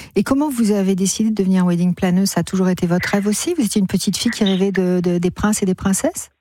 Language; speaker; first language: French; native; French